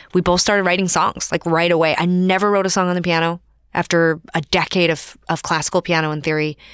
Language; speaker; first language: English; native; English